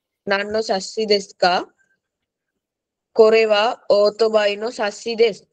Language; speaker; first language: Japanese; non-native, learner; Sinhala